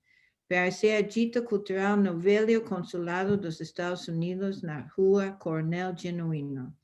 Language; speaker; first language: Portuguese; non-native, fluent; English